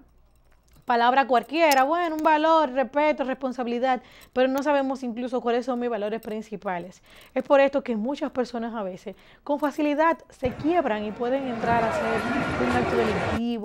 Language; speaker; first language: Spanish; native; Spanish